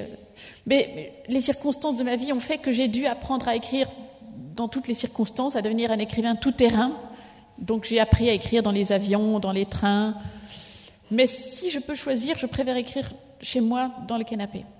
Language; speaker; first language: French; native; French